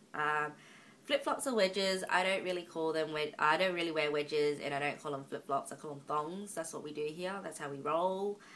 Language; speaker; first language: English; native; English